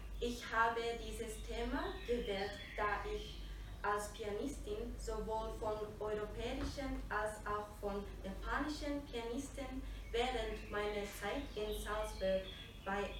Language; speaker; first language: German; non-native, fluent; Japanese